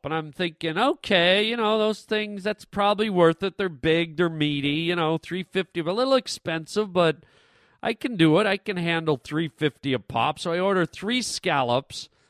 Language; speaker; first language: English; native; English